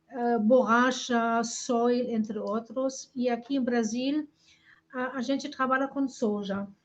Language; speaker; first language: Portuguese; non-native, fluent; German